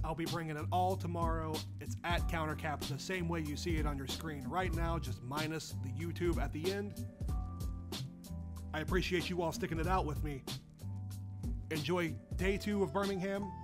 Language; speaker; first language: English; native; English